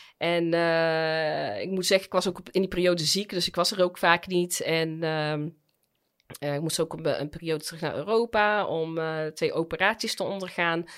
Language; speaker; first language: Dutch; early bilingual, other home language; Arabic